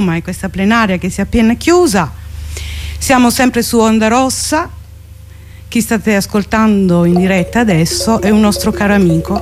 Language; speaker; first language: Italian; native; Italian